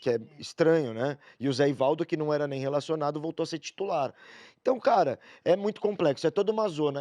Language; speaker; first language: Portuguese; native; Portuguese